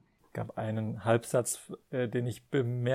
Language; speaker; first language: German; native; German